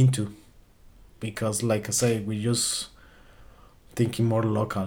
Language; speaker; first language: English; non-native, learner; Spanish